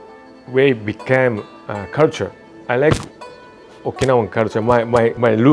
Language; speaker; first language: English; non-native, learner; Japanese